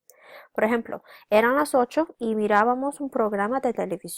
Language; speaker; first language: Spanish; non-native, fluent; English